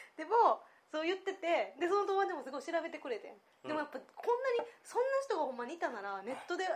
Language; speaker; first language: Japanese; native; Japanese